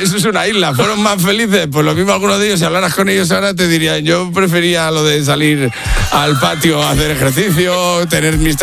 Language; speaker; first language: Spanish; native; Spanish